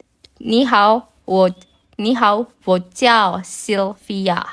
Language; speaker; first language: Chinese; non-native, fluent; Indonesian